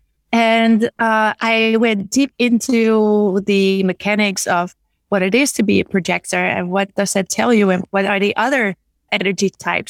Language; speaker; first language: English; non-native, fluent; Dutch